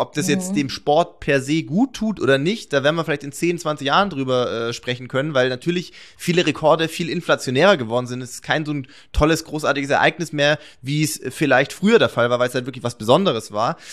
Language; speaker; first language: German; native; German